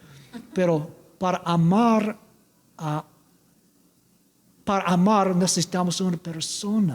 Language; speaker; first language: Spanish; non-native, learner; English